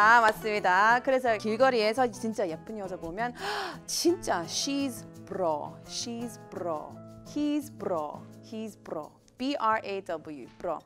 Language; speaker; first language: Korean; non-native, fluent; English